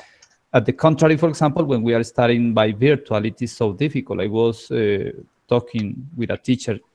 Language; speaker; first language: English; non-native, learner; Spanish